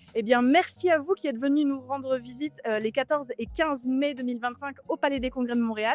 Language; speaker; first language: French; native; French